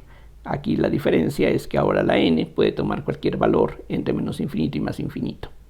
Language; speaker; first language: Spanish; native; Spanish